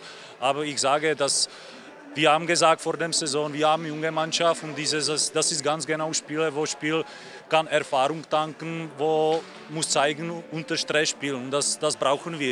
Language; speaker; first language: German; non-native, learner; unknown